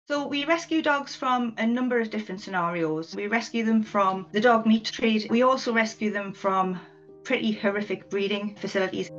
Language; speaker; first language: English; native; English